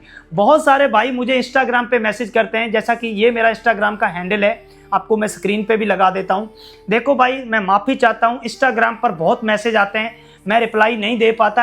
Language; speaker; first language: Hindi; native; Hindi